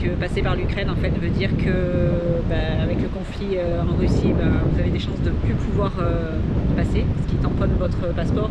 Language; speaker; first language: French; native; French